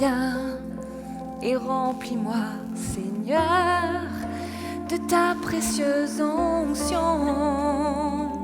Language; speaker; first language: French; native; French